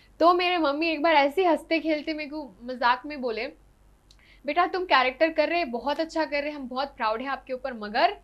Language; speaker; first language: Hindi; non-native, local second language; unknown